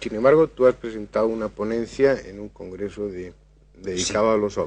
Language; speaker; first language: Spanish; native; Spanish